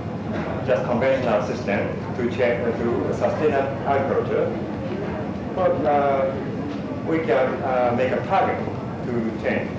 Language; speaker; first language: English; non-native, learner; Japanese